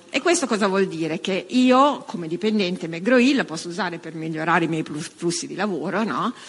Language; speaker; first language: Italian; native; Italian